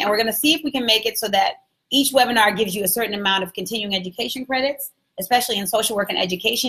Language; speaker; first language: English; native; English